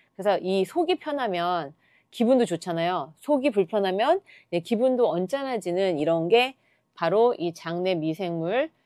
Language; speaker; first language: Korean; native; Korean